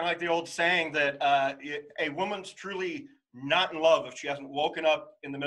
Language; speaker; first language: English; native; English